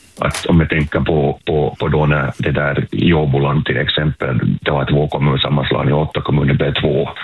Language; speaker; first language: Swedish; native; Swedish